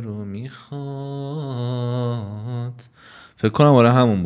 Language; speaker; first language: Persian; native; Persian